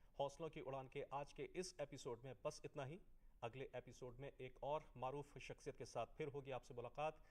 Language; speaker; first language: Hindi; native; Hindi